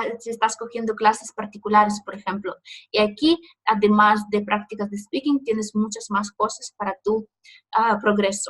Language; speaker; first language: Spanish; non-native, fluent; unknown